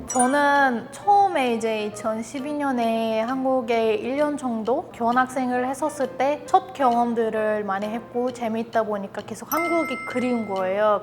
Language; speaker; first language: Korean; non-native, fluent; Turkish